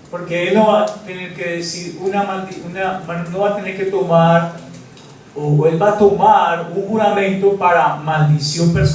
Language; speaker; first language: Spanish; native; Spanish